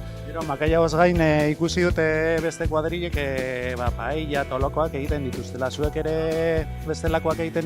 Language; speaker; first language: Basque; native; Basque